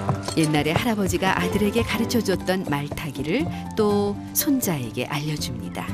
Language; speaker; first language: Korean; native; Korean